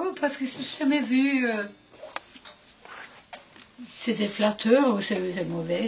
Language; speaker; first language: French; non-native, fluent; Dutch